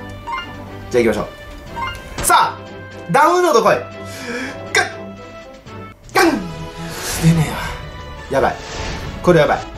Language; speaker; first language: Japanese; native; Japanese